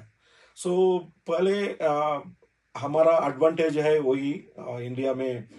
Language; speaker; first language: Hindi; non-native, learner; Telugu